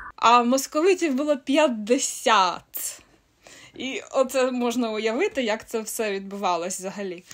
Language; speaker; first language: Ukrainian; non-native, local second language; Russian